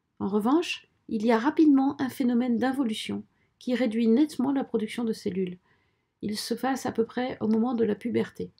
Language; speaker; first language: French; native; French